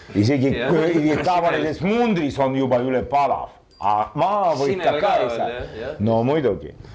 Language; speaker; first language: Estonian; non-native, fluent; Russian